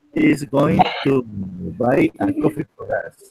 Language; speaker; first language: English; non-native, learner; Spanish